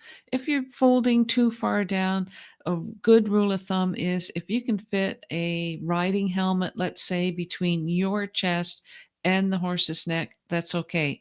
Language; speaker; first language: English; native; English